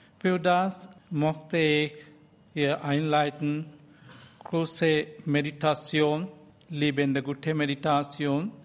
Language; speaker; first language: German; non-native, learner; Sinhala